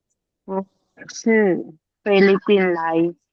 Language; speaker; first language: Chinese; non-native, learner; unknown